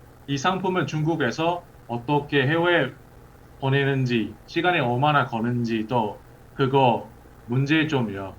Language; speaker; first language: Korean; early bilingual, heritage; English